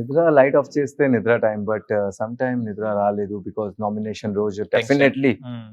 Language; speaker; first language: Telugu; non-native, learner; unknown